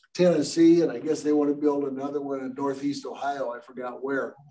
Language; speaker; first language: English; native; English